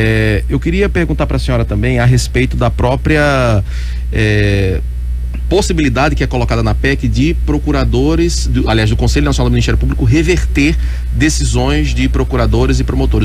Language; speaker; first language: Portuguese; native; Portuguese